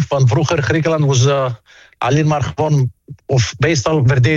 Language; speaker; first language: Dutch; non-native, fluent; Greek